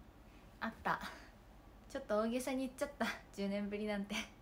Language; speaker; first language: Japanese; native; Japanese